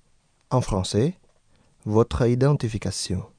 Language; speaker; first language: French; non-native, fluent; Indonesian